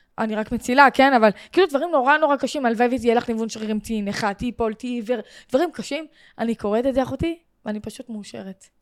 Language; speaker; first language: Hebrew; native; Hebrew